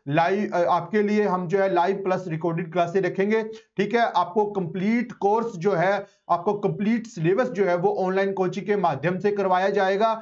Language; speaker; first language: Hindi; non-native, local second language; Punjabi